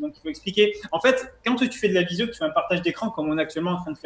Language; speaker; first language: French; native; French